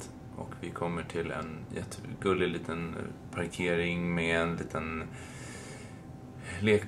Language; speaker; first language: Swedish; native; Swedish